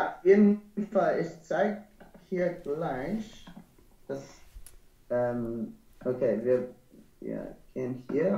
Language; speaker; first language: German; non-native, learner; English